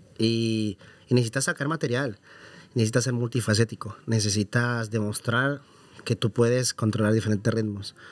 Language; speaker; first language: Spanish; native; Spanish